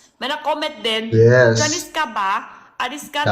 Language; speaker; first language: Filipino; non-native, learner; Chinese